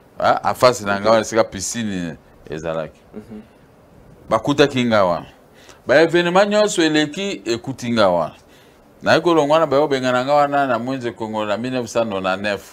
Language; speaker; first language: Lingala; native; Lingala